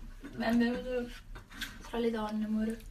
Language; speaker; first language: Italian; native; Italian